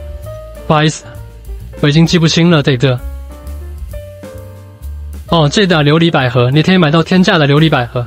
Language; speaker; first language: Chinese; native; Chinese